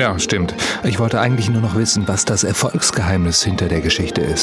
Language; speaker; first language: German; native; German